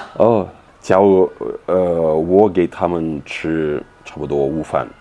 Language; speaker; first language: Chinese; non-native, fluent; Russian